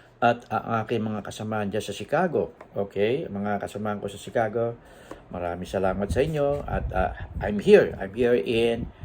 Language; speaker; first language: Filipino; native; Filipino